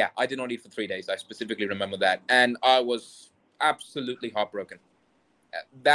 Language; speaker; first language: English; non-native, local second language; Urdu